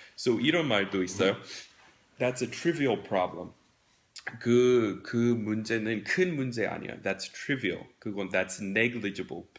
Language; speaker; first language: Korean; non-native, fluent; English